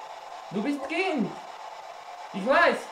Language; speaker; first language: German; non-native, learner; Slovak